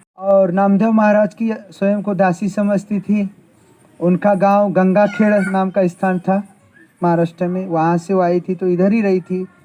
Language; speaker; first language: Hindi; non-native, local second language; Marathi